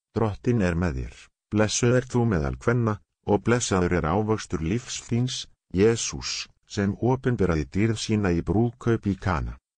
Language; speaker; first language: Icelandic; non-native, learner; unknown